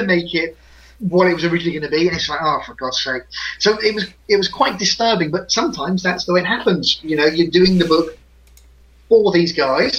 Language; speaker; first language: English; native; English